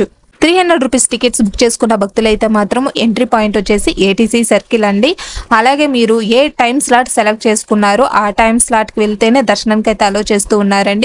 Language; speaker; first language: Telugu; native; Telugu